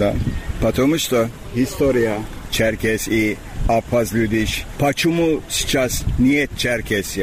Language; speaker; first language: Russian; non-native, learner; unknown